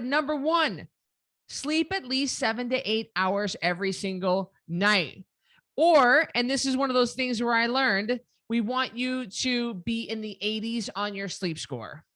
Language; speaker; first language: English; native; English